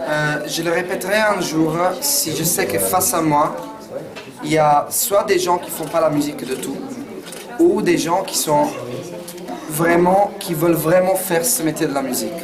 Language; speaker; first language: French; non-native, fluent; Italian